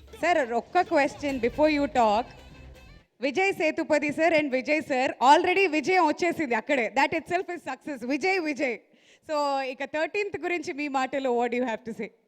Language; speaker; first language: Telugu; native; Telugu